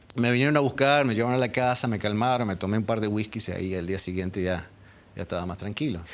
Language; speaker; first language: Spanish; early bilingual, other home language; Dutch